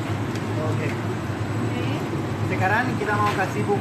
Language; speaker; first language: Indonesian; non-native, learner; Spanish